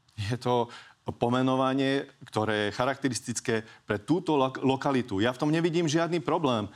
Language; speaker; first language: Slovak; non-native, local second language; Hungarian